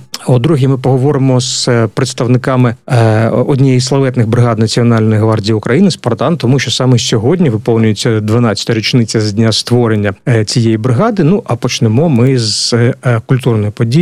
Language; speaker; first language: Ukrainian; native; Ukrainian